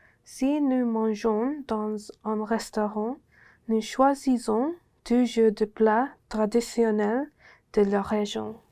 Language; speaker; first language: French; non-native, learner; English